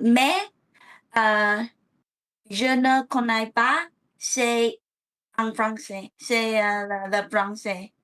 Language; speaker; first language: French; non-native, learner; Vietnamese